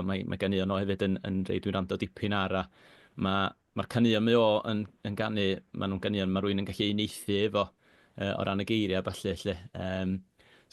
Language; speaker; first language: Welsh; native; Welsh